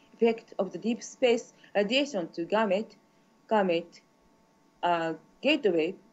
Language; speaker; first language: English; non-native, learner; Japanese